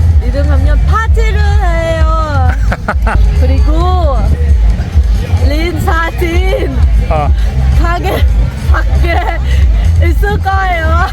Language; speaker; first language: Korean; non-native, learner; Vietnamese